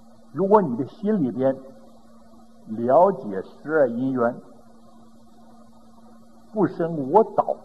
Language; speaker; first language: Chinese; native; Chinese